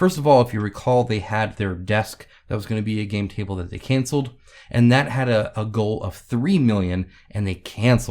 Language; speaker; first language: English; native; English